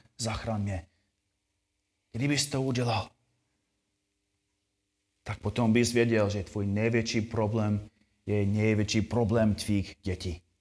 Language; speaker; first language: Czech; non-native, fluent; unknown